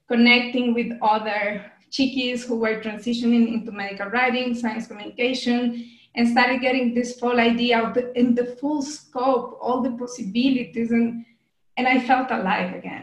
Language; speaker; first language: English; non-native, fluent; Spanish